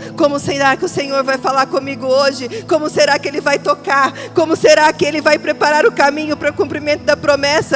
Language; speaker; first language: Portuguese; native; Portuguese